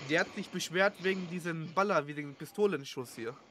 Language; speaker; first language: German; native; German